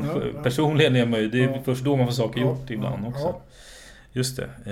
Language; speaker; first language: Swedish; native; Swedish